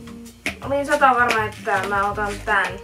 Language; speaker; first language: Finnish; native; Finnish